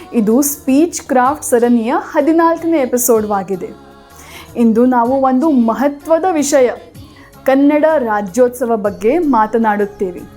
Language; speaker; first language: Kannada; non-native, local second language; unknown